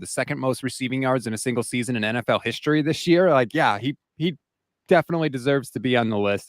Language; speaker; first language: English; native; English